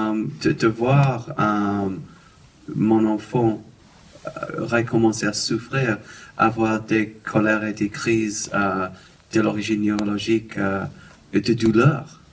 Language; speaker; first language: French; non-native, fluent; English